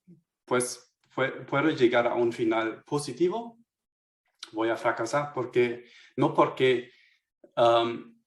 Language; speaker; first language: Spanish; non-native, fluent; German